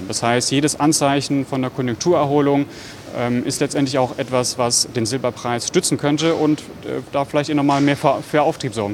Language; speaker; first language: German; native; German